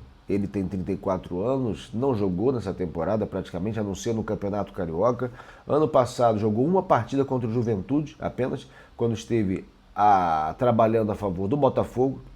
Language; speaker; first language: Portuguese; native; Portuguese